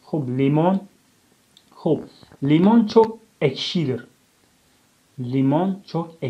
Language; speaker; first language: Turkish; non-native, fluent; Tajik